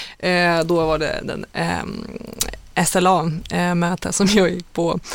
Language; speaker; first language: Swedish; non-native, fluent; Lithuanian